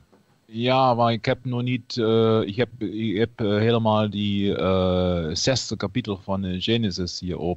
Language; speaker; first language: Dutch; non-native, learner; German